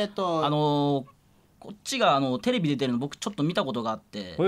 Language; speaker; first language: Japanese; native; Japanese